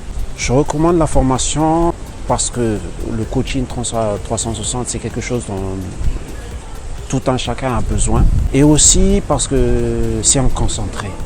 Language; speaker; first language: French; non-native, local second language; Malagasy